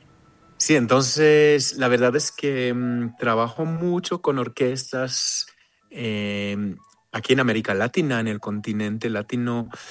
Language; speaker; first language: Spanish; non-native, fluent; Hebrew